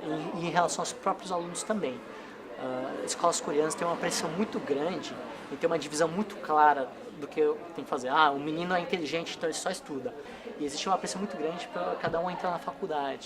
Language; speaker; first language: Portuguese; early bilingual, other home language; Korean